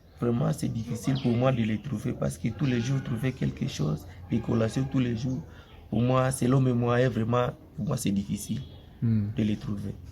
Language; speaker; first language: French; non-native, local second language; Nande